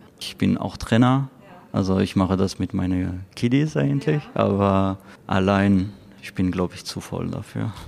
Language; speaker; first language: German; non-native, fluent; French